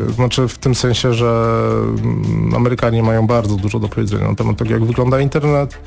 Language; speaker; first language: Polish; native; Polish